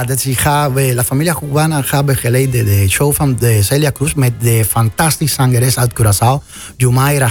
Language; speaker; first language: Dutch; non-native, fluent; Spanish